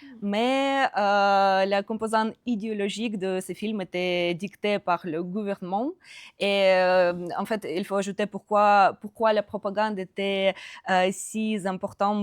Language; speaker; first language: French; non-native, fluent; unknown